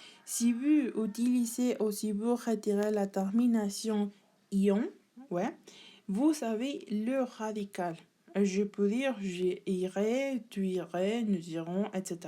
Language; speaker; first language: French; non-native, learner; Spanish